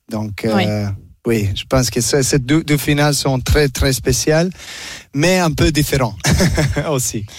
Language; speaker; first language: French; non-native, learner; Serbian